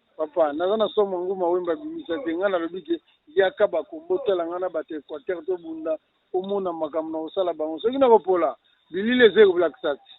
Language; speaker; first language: Lingala; native; Lingala